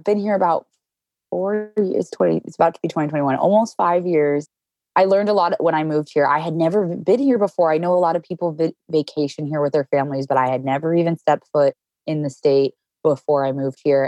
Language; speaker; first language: English; native; English